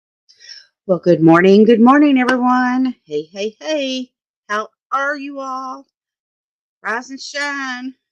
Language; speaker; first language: English; native; English